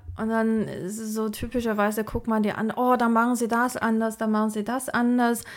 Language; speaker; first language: German; non-native, fluent; Chinese